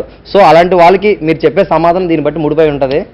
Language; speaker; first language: Telugu; native; Telugu